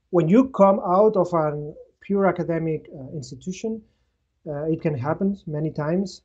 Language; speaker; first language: English; non-native, fluent; Spanish